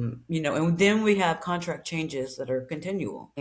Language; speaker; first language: English; native; English